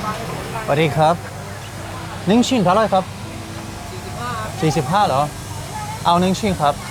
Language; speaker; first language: Thai; non-native, learner; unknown